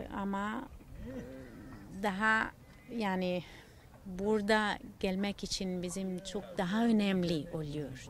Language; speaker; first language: Turkish; non-native, learner; Italian